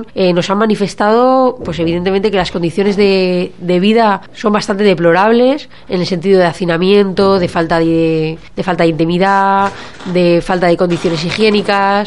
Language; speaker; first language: Spanish; native; Spanish